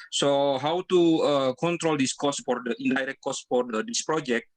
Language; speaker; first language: English; non-native, learner; Indonesian